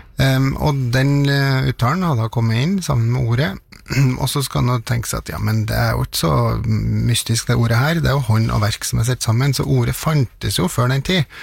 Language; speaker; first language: Norwegian; native; Norwegian